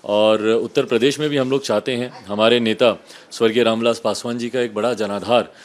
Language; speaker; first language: Hindi; native; Hindi